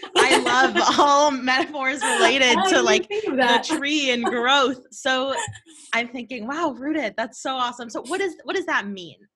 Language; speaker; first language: English; native; English